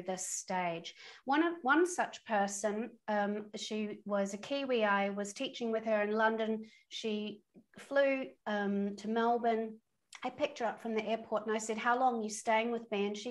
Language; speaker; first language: English; native; English